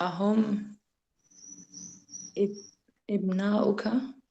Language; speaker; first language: Arabic; non-native, learner; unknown